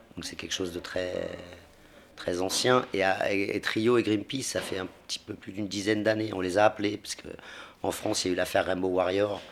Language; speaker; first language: French; native; French